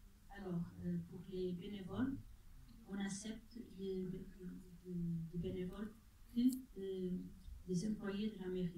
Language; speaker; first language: French; non-native, fluent; Portuguese